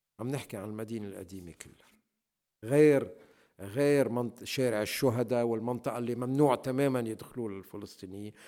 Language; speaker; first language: Arabic; native; Arabic